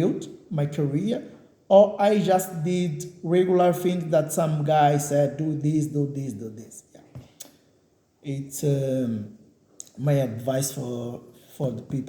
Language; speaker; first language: English; non-native, learner; Portuguese